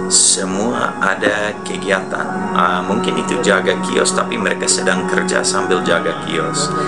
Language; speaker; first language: Indonesian; non-native, fluent; English